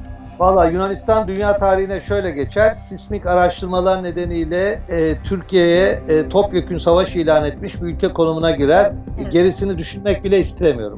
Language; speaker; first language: Turkish; native; Turkish